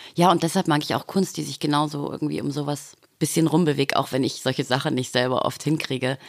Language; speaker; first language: German; native; German